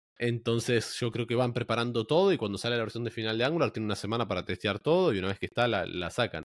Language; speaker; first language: Spanish; native; Spanish